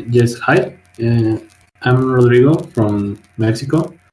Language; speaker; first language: English; non-native, learner; Spanish